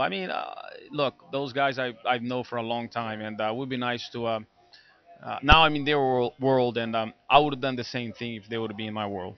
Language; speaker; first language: English; non-native, fluent; Portuguese